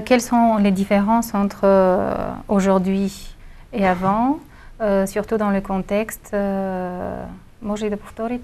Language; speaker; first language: French; non-native, fluent; Bulgarian